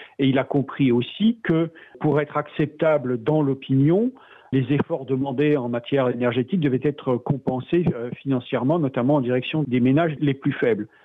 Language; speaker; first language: French; native; French